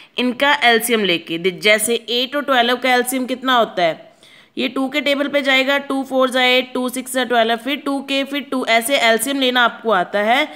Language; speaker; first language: Hindi; non-native, local second language; Punjabi